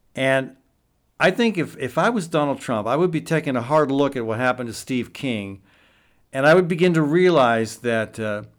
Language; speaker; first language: English; native; English